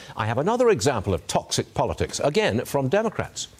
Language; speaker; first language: English; native; English